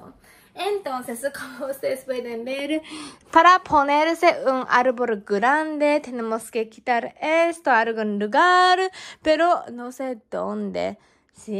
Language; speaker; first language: Spanish; non-native, learner; Japanese